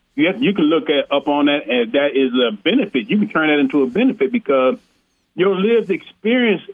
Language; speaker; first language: English; native; English